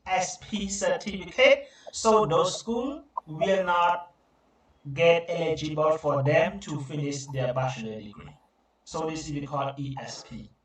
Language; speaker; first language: English; non-native, learner; Khmer